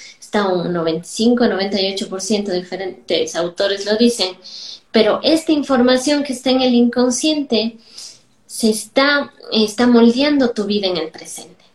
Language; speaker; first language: Spanish; native; Spanish